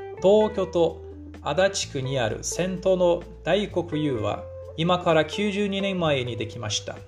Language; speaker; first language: Japanese; non-native, fluent; Portuguese